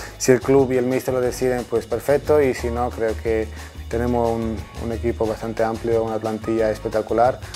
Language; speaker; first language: Spanish; non-native, fluent; Croatian